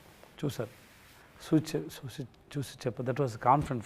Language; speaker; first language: Telugu; non-native, learner; Tamil